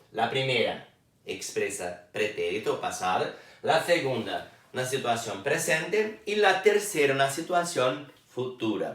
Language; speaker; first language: Spanish; non-native, fluent; Portuguese